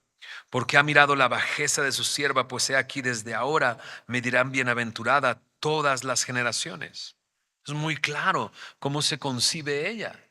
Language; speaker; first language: Spanish; native; Spanish